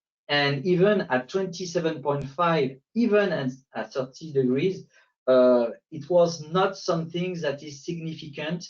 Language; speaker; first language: English; non-native, fluent; French